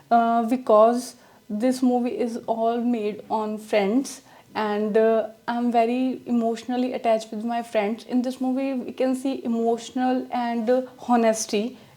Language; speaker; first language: English; non-native, learner; Punjabi